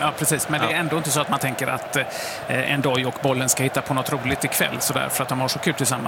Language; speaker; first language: Swedish; native; Swedish